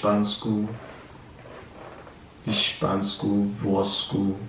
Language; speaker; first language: Polish; non-native, learner; English